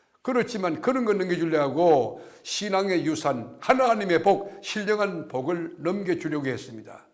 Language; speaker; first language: Korean; native; Korean